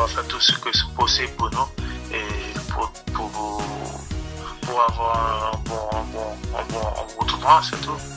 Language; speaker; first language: French; non-native, local second language; Haitian Creole